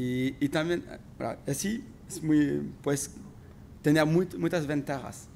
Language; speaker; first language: Spanish; non-native, fluent; French